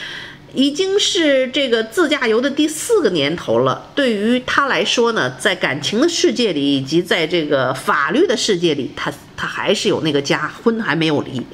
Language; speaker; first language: Chinese; native; Chinese